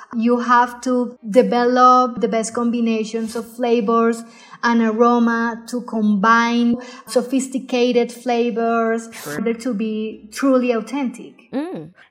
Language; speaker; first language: English; non-native, fluent; Spanish